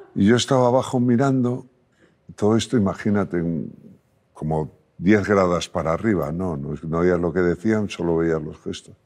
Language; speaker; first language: Spanish; native; Spanish